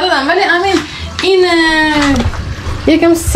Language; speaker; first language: Persian; non-native, learner; Norwegian